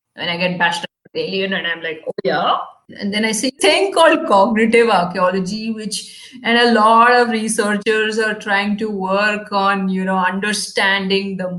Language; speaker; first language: English; non-native, local second language; Kannada